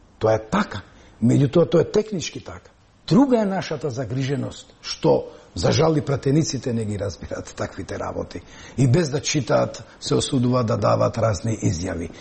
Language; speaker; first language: Macedonian; non-native, local second language; Albanian